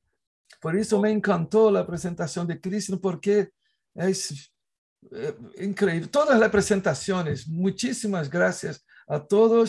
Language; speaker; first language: Spanish; non-native, fluent; Portuguese